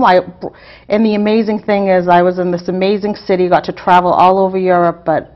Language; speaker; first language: English; native; English